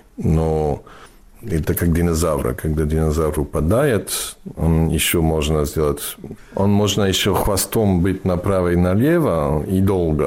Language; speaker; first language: Russian; non-native, fluent; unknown